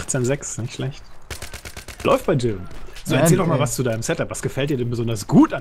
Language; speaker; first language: German; native; German